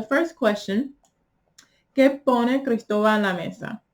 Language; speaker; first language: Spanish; early bilingual, heritage; Spanish